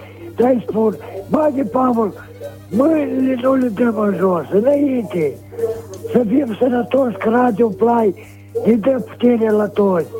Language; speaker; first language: Romanian; native; Romanian